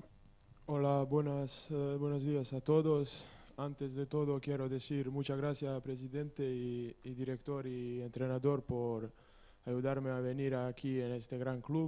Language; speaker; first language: Spanish; non-native, learner; Serbian